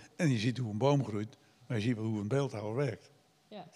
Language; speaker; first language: Dutch; native; Dutch